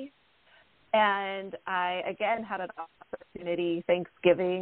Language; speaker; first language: English; native; English